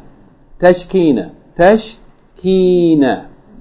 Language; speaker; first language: Arabic; non-native, fluent; English